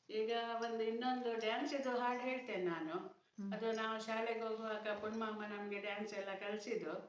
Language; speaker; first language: Kannada; non-native, local second language; Konkani